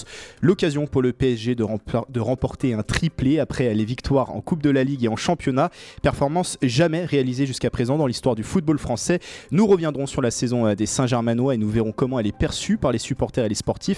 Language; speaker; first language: French; native; French